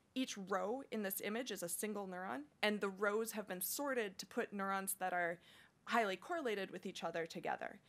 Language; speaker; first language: English; native; English